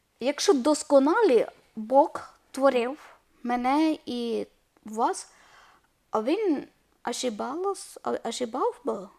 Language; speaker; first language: Ukrainian; non-native, learner; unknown